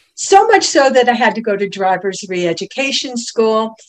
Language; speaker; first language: English; native; English